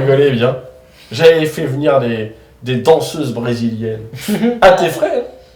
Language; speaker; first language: French; native; French